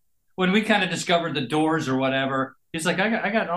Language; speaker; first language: English; native; English